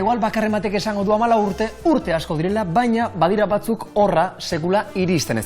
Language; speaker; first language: Basque; native; Basque